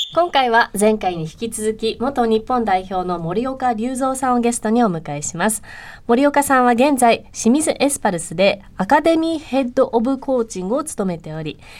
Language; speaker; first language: Japanese; native; Japanese